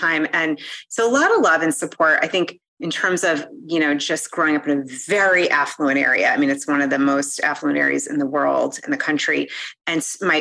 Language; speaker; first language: English; native; English